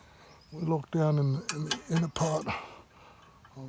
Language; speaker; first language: English; native; English